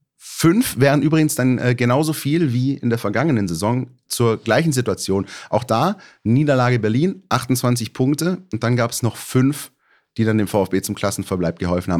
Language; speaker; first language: German; native; German